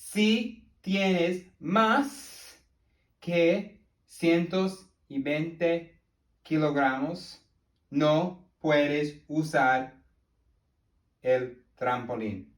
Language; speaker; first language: Spanish; non-native, learner; English